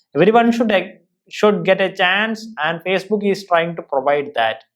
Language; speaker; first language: English; non-native, local second language; Malayalam